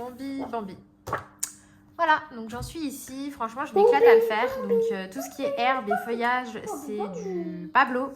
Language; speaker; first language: French; native; French